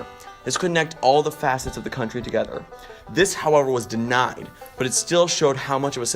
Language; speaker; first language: English; native; English